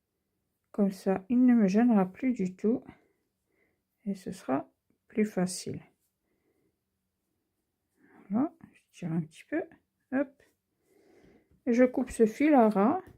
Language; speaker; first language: French; native; French